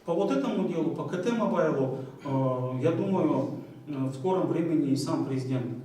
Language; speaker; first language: Russian; non-native, local second language; Kyrgyz